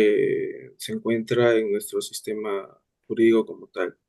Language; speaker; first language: Spanish; native; Spanish